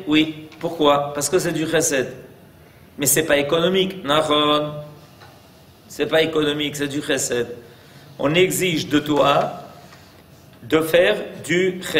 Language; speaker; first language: French; native; French